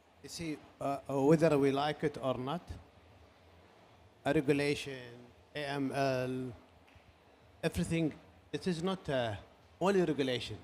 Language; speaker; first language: English; non-native, learner; Arabic